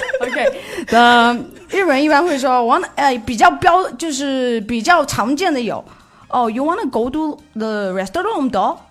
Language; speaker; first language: Chinese; native; Chinese